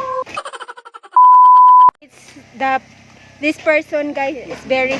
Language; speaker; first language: English; non-native, learner; Cebuano